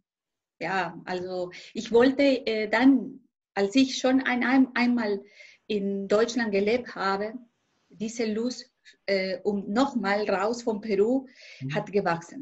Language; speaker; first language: German; non-native, fluent; Spanish